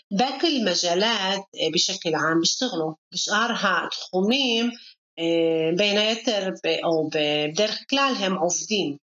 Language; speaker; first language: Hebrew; non-native, local second language; Arabic